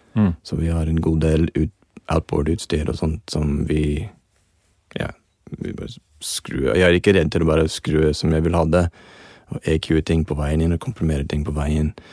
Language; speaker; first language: Norwegian; non-native, fluent; English